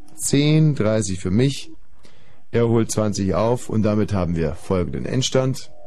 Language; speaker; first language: German; native; German